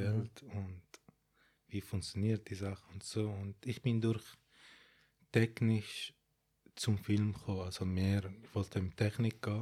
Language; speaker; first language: German; non-native, fluent; Arabic